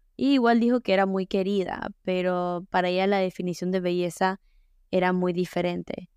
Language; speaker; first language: Spanish; early bilingual, heritage; Spanish